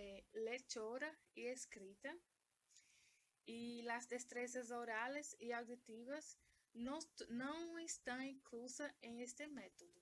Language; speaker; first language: Spanish; non-native, learner; Portuguese